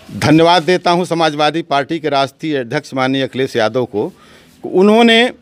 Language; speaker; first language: Hindi; native; Hindi